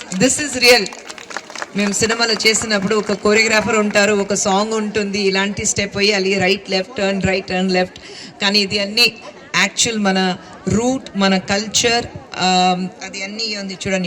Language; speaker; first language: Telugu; non-native, fluent; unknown